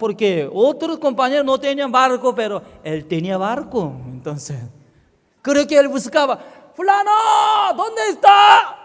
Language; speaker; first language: Spanish; non-native, fluent; Korean